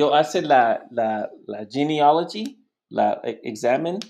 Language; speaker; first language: Spanish; non-native, learner; English